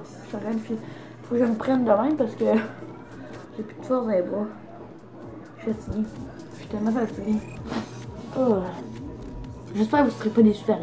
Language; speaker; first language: French; native; French